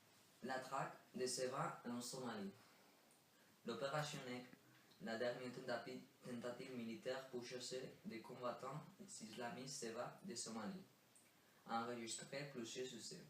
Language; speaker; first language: French; non-native, learner; Spanish